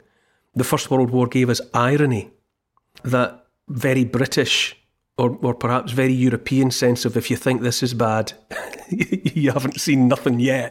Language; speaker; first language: English; native; English